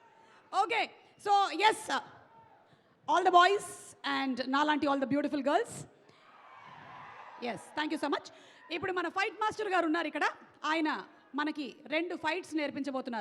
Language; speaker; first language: Telugu; native; Telugu